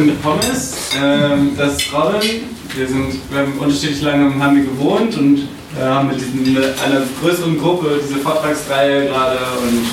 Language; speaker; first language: German; native; German